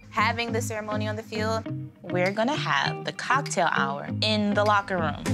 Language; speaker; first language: English; native; English